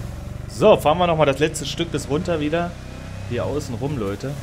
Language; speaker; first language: German; native; German